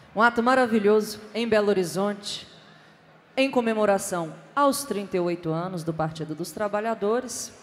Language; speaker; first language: Portuguese; native; Portuguese